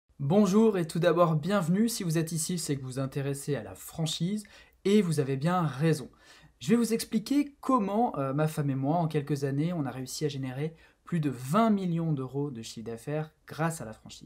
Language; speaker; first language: French; native; French